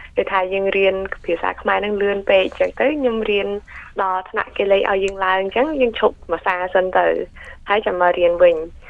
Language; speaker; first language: Khmer; early bilingual, heritage; Khmer